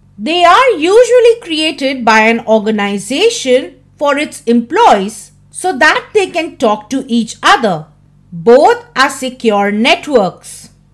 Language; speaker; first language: English; non-native, local second language; Hindi